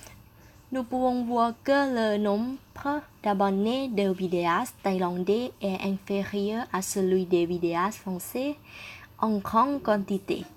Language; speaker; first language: French; non-native, fluent; Thai